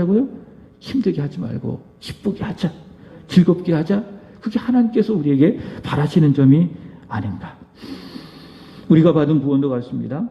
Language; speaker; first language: Korean; native; Korean